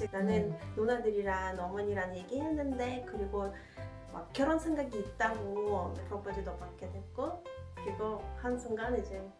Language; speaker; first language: Korean; non-native, fluent; Ukrainian